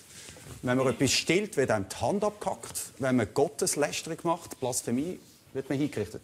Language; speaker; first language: German; native; German